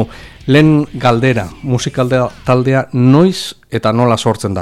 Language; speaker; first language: Basque; native; Basque